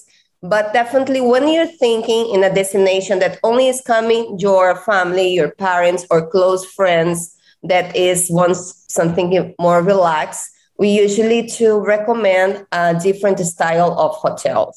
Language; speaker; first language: English; non-native, fluent; Portuguese